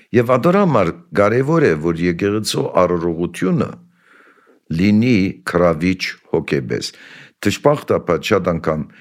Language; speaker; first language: Armenian; early bilingual, heritage; Armenian